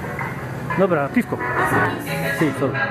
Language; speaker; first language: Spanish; non-native, learner; Polish